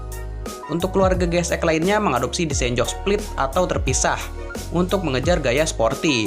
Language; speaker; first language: Indonesian; native; Indonesian